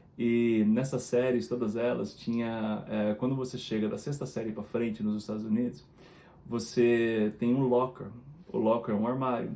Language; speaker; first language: Portuguese; native; Portuguese